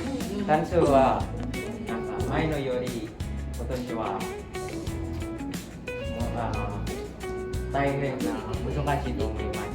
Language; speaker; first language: Japanese; non-native, learner; Filipino